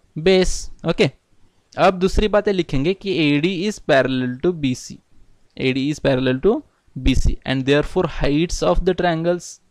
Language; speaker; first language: Hindi; non-native, local second language; Marathi